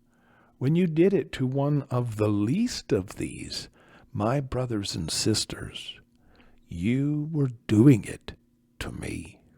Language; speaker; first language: English; native; English